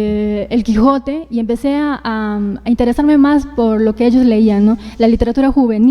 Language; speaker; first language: Spanish; native; Spanish